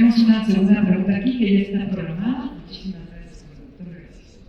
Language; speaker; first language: Spanish; native; Spanish